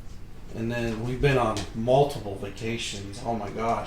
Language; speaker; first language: English; native; English